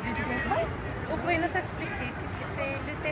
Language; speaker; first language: French; non-native, learner; Spanish